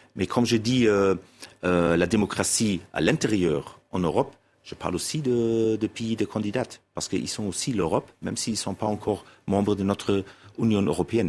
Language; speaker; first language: French; non-native, fluent; German